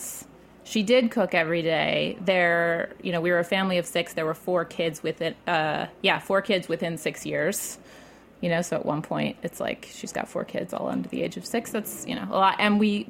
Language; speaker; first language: English; native; English